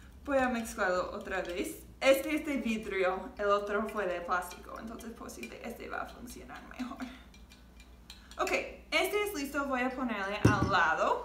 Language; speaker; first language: Spanish; non-native, learner; English